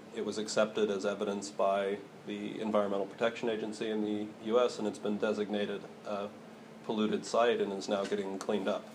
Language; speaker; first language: English; native; English